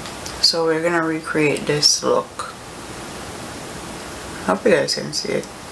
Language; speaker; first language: English; native; English